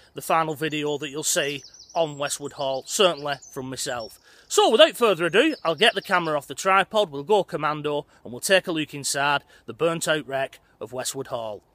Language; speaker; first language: English; native; English